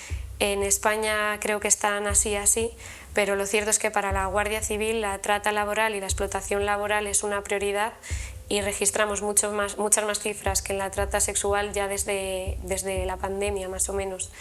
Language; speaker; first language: Spanish; native; Spanish